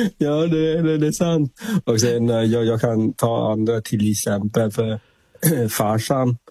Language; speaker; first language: Swedish; non-native, fluent; Vietnamese